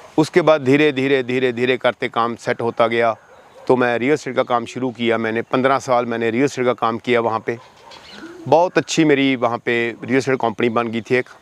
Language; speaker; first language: Hindi; non-native, local second language; Punjabi